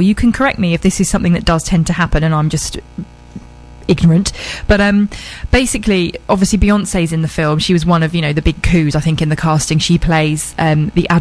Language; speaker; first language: English; native; English